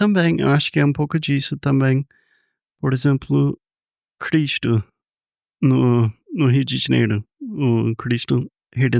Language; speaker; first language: Portuguese; non-native, fluent; English